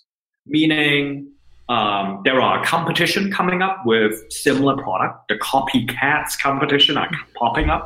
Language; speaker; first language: English; non-native, local second language; Cantonese